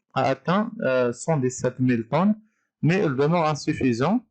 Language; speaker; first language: French; non-native, local second language; Arabic